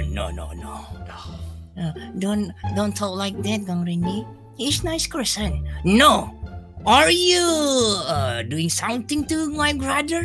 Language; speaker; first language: English; non-native, learner; Indonesian